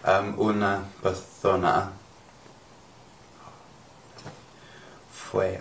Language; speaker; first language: Spanish; non-native, learner; English